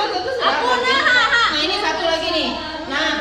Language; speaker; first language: Indonesian; native; Indonesian